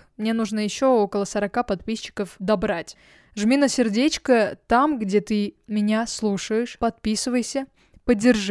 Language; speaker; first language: Russian; native; Russian